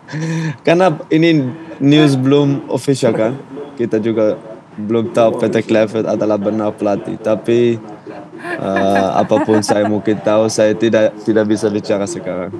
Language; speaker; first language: Indonesian; non-native, fluent; Dutch